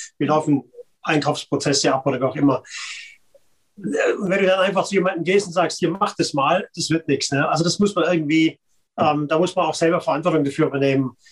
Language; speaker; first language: German; native; German